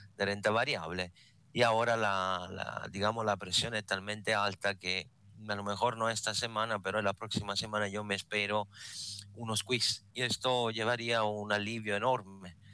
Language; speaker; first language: Spanish; non-native, fluent; Italian